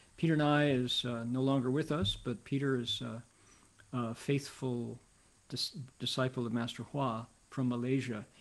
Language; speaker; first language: English; native; English